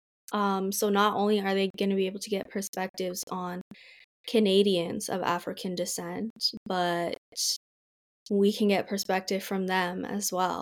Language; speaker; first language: English; native; English